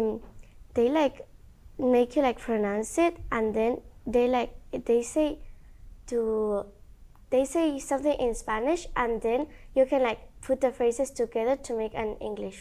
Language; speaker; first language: English; non-native, learner; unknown